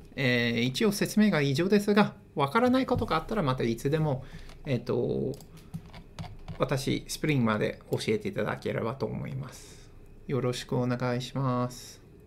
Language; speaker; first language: Japanese; non-native, fluent; English